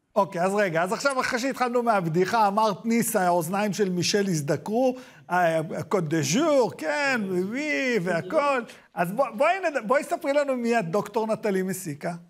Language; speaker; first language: Hebrew; native; Hebrew